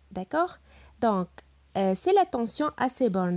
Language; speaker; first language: French; non-native, local second language; Arabic